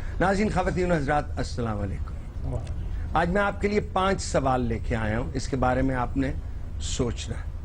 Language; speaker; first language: Urdu; non-native, local second language; Punjabi